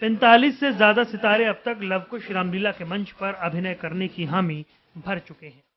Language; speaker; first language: Hindi; native; Hindi